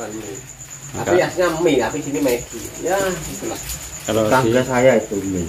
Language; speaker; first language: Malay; non-native, local second language; Javanese